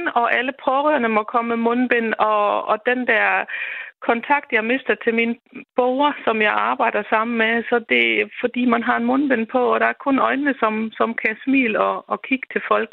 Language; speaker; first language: Danish; non-native, fluent; German